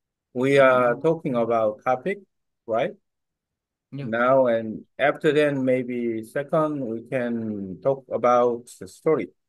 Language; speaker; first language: English; non-native, learner; Korean